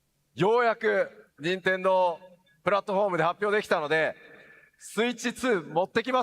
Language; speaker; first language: Japanese; native; Japanese